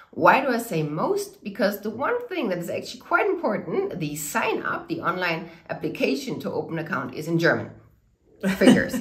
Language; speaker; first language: English; non-native, fluent; German